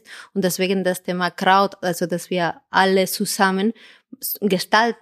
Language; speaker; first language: German; non-native, fluent; Spanish